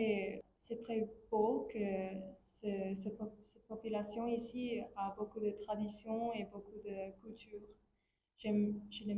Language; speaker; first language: French; non-native, fluent; English